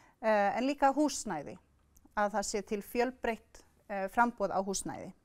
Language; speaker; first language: Icelandic; non-native, fluent; Swedish